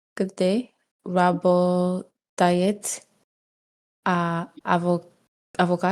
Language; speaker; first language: Russian; non-native, learner; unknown